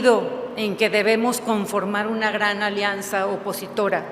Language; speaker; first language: Spanish; native; Spanish